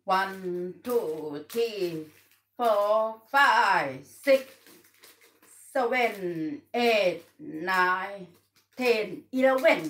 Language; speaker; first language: English; non-native, learner; Thai